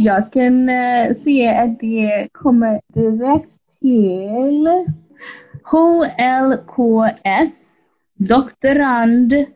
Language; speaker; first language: Swedish; non-native, fluent; English